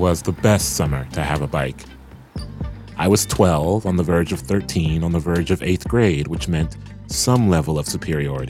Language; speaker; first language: English; native; English